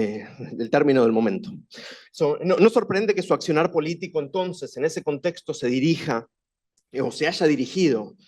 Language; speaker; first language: Spanish; native; Spanish